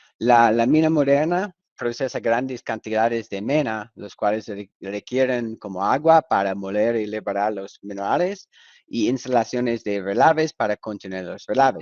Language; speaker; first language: Spanish; non-native, fluent; English